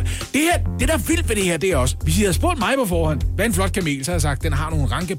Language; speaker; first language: Danish; native; Danish